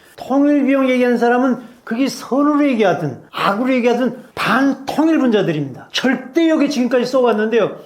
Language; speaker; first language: Korean; native; Korean